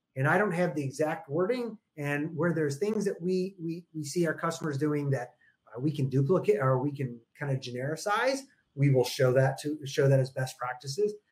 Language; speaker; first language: English; native; English